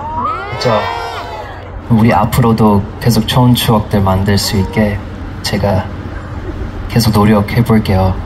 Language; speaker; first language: Korean; non-native, fluent; English